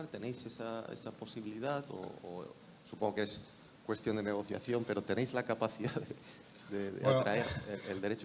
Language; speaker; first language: Spanish; native; Spanish